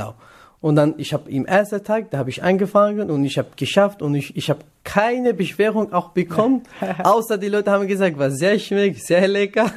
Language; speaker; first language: German; non-native, learner; Kurdish